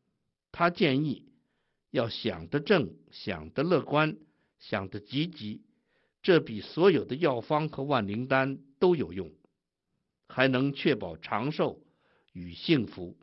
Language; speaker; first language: Chinese; native; Chinese